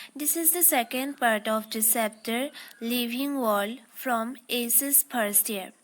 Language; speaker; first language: English; non-native, local second language; Assamese